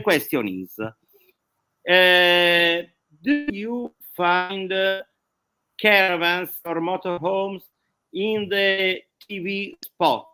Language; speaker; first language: English; non-native, learner; Italian